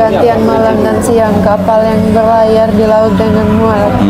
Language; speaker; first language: Indonesian; non-native, fluent; Finnish